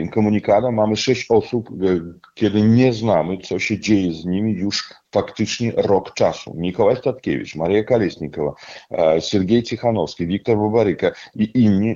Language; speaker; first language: Polish; non-native, fluent; Russian